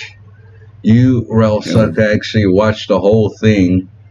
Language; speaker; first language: English; native; English